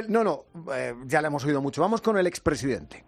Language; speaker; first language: Spanish; native; Spanish